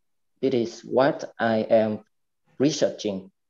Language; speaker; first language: English; non-native, fluent; Vietnamese